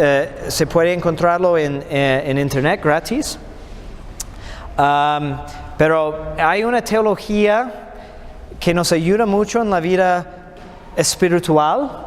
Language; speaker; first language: Spanish; non-native, fluent; English